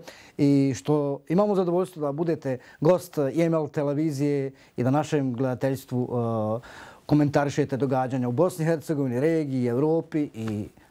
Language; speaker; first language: Croatian; native; Croatian